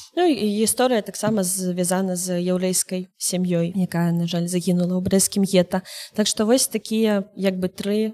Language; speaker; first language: Belarusian; non-native, local second language; Russian